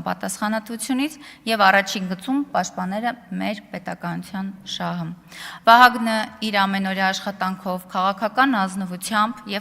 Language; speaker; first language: Armenian; native; Armenian